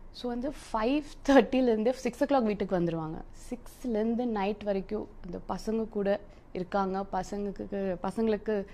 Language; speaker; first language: Tamil; non-native, fluent; Punjabi